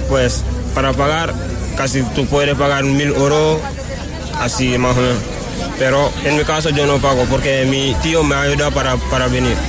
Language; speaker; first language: Spanish; non-native, learner; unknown